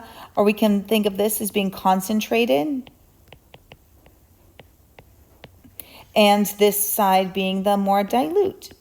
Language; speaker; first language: English; native; English